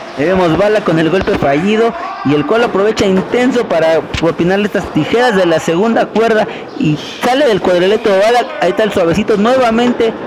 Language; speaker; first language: Spanish; native; Spanish